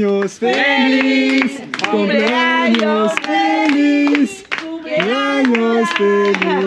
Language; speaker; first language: Spanish; non-native, learner; French